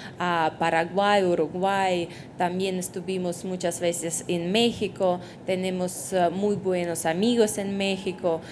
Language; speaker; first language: Spanish; non-native, fluent; Russian